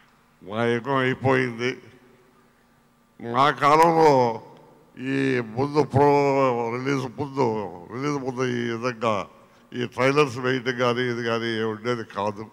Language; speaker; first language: Telugu; native; Telugu